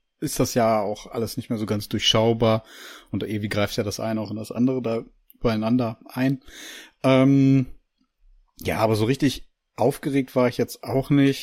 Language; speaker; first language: German; native; German